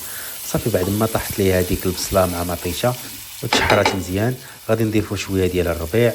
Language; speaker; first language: Arabic; native; Arabic